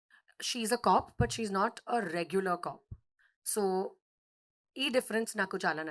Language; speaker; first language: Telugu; non-native, learner; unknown